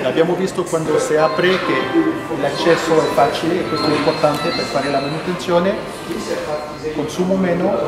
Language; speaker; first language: Italian; non-native, fluent; French